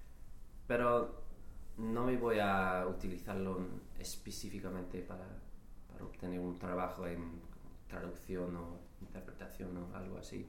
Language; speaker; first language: Spanish; non-native, learner; English